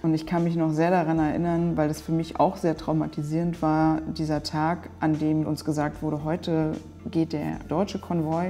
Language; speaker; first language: German; native; German